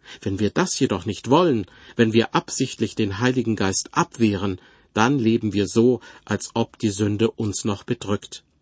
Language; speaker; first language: German; native; German